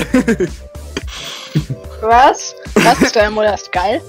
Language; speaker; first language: German; native; German